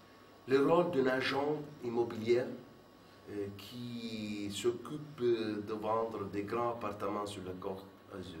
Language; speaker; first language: French; non-native, fluent; Italian